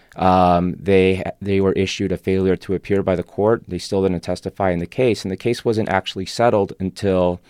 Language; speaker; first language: English; non-native, fluent; Spanish